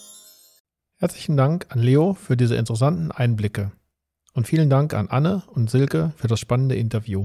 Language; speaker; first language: German; native; German